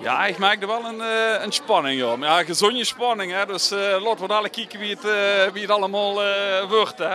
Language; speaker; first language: Dutch; native; Dutch